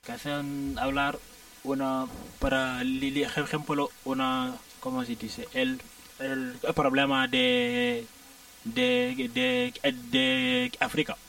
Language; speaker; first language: Spanish; non-native, learner; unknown